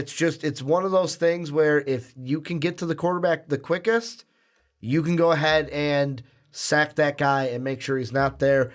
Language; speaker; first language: English; native; English